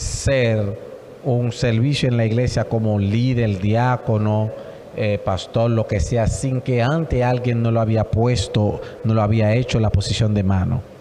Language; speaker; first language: Spanish; non-native, fluent; Haitian Creole